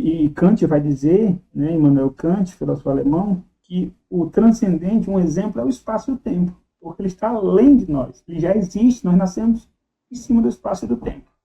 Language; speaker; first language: Portuguese; native; Portuguese